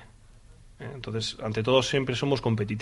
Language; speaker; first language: Spanish; native; Spanish